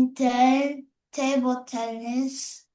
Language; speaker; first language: English; non-native, learner; Vietnamese